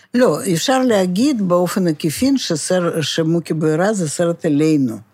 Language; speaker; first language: Hebrew; non-native, fluent; Russian